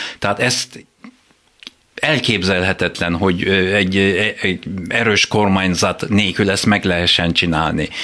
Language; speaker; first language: Hungarian; non-native, fluent; Turkish